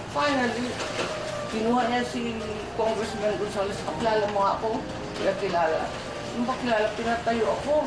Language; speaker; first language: Filipino; non-native, local second language; Waray